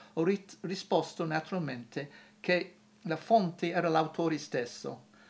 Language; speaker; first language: Italian; non-native, fluent; English